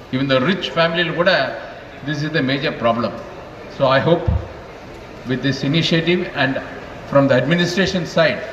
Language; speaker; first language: English; non-native, local second language; Tamil